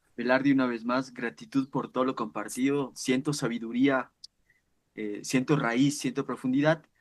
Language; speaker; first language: Spanish; native; Spanish